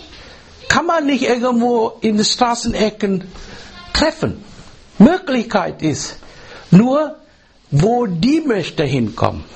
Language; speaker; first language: German; non-native, learner; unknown